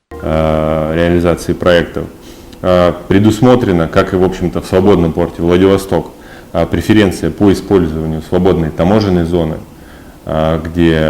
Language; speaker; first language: Russian; native; Russian